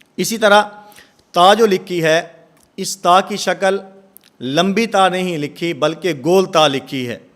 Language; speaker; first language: Urdu; non-native, local second language; Punjabi